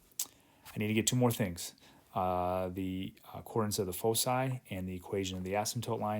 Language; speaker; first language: English; native; English